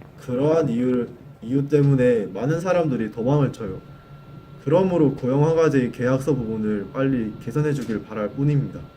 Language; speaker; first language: Korean; non-native, fluent; Thai